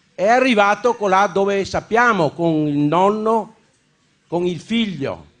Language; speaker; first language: Italian; native; Italian